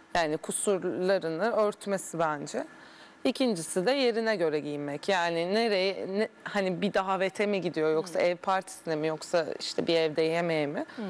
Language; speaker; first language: Turkish; early bilingual, heritage; Turkish